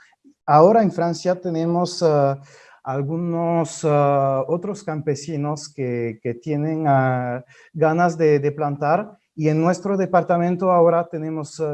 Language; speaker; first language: Spanish; non-native, fluent; French